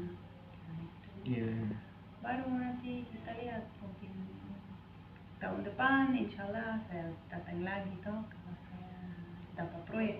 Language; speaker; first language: Indonesian; non-native, fluent; Dutch